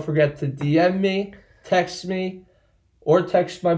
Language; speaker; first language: English; native; English